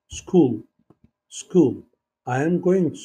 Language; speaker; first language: English; non-native, learner; Turkish